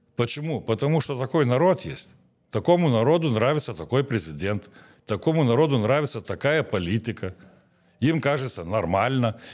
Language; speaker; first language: Russian; non-native, local second language; Lithuanian